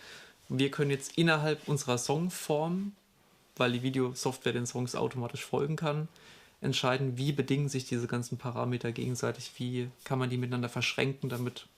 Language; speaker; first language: German; native; German